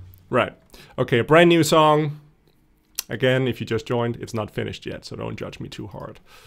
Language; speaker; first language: English; non-native, fluent; Danish